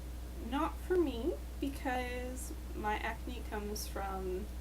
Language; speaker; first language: English; native; English